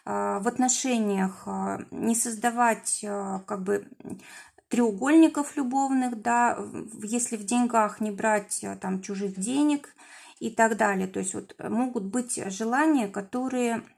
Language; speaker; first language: Russian; native; Russian